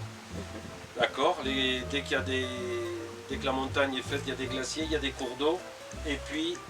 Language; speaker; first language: French; native; French